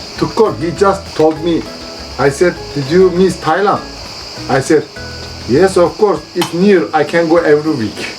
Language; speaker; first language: English; non-native, learner; Turkish